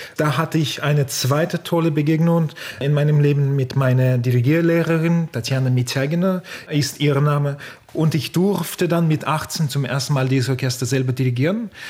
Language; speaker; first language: German; non-native, fluent; Russian